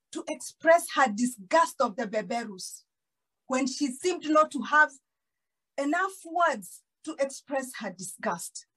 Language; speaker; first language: English; non-native, local second language; Kikuyu